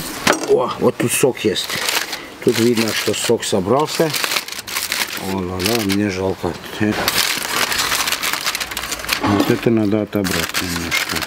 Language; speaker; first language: Russian; non-native, fluent; Armenian